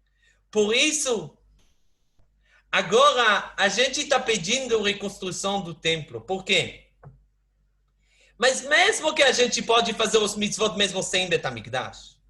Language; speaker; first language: Portuguese; non-native, fluent; Hebrew